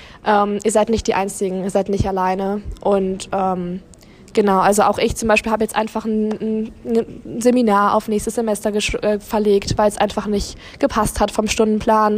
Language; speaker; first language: German; native; German